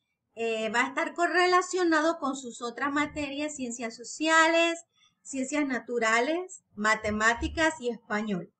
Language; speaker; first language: Spanish; native; Spanish